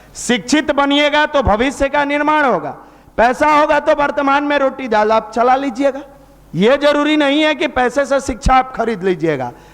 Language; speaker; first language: Hindi; native; Hindi